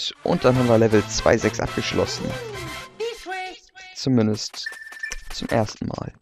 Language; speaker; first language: German; native; German